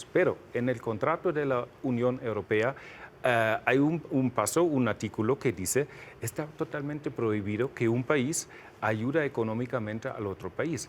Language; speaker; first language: Spanish; non-native, fluent; German